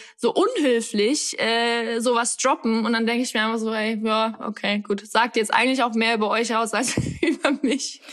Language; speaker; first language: German; native; German